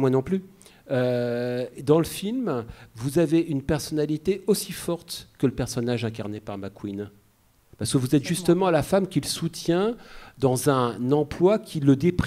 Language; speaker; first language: French; native; French